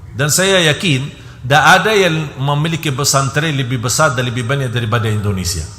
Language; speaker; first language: Indonesian; non-native, fluent; Arabic